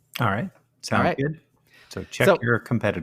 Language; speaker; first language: English; native; English